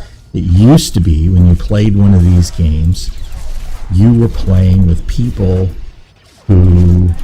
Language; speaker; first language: English; native; English